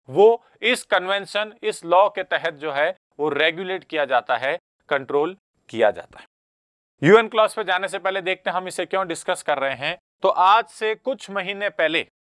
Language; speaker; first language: Hindi; native; Hindi